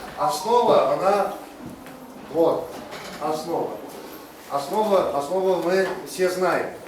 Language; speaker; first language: Russian; non-native, local second language; Bashkir